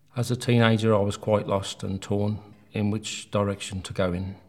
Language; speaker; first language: English; native; English